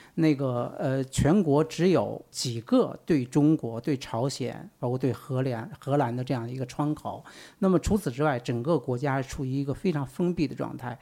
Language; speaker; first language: Chinese; native; Chinese